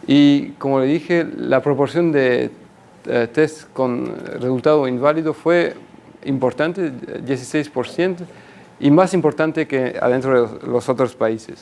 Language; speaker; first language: Spanish; non-native, fluent; French